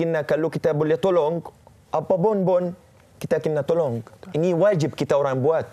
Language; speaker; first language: Indonesian; non-native, fluent; Arabic